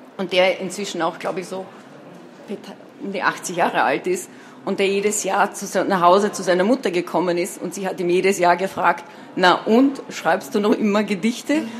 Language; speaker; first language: German; non-native, local second language; Slovenian